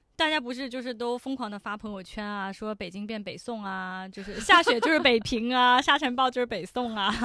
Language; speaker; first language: Chinese; non-native, local second language; Cantonese